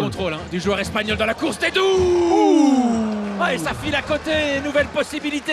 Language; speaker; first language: French; native; French